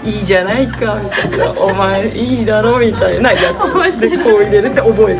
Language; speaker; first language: Japanese; native; Japanese